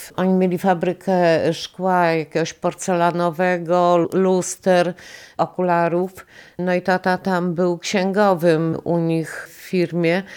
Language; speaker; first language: Polish; native; Polish